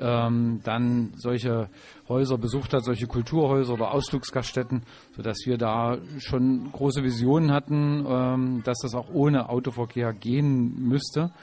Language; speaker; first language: German; native; German